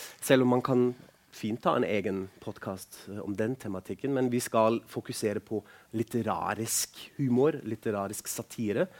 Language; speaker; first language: Norwegian; non-native, fluent; German